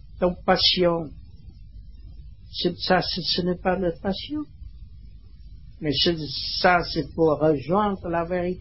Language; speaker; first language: French; non-native, learner; Vietnamese